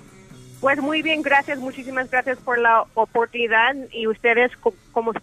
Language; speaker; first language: Spanish; early bilingual, heritage; English